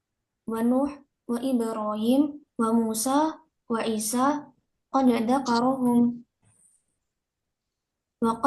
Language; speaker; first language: Arabic; non-native, learner; Indonesian